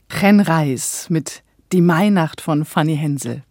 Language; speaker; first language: German; native; German